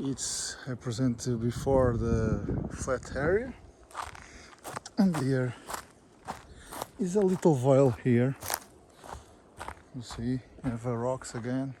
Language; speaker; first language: English; non-native, learner; Portuguese